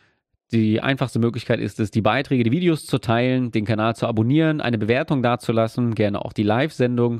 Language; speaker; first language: German; native; German